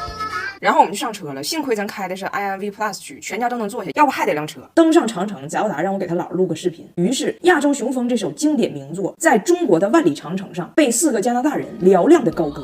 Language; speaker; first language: Chinese; native; Chinese